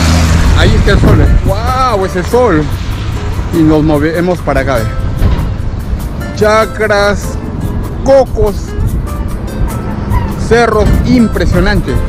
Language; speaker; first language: Spanish; native; Spanish